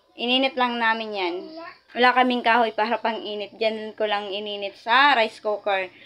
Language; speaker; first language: Filipino; non-native, local second language; Masbatenyo